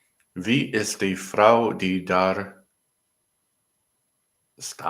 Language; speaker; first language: Dutch; non-native, learner; English